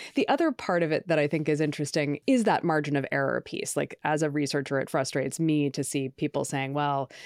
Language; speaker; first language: English; native; English